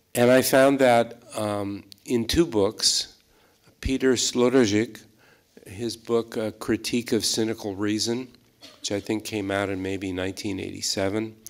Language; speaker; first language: English; native; English